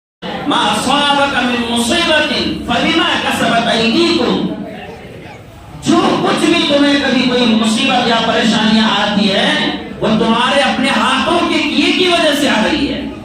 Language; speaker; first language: Urdu; native; Urdu